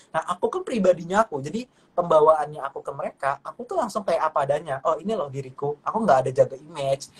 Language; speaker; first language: Indonesian; non-native, local second language; Malay